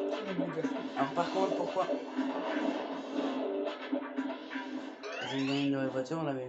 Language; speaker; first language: French; native; French